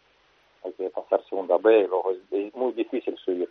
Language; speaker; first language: Spanish; non-native, fluent; Russian